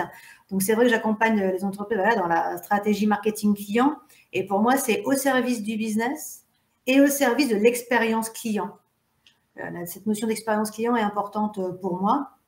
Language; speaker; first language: French; native; French